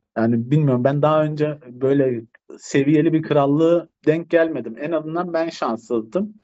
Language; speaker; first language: Turkish; native; Turkish